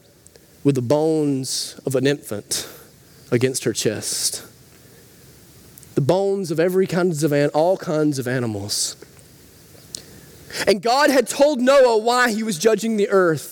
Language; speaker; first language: English; native; English